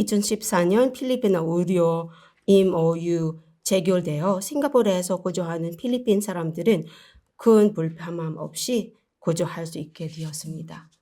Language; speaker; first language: Korean; non-native, learner; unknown